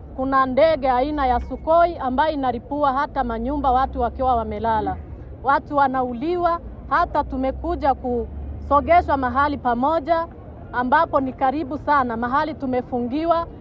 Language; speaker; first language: Swahili; non-native, local second language; Kinyarwanda